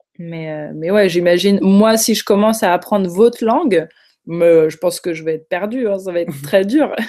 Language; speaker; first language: French; native; French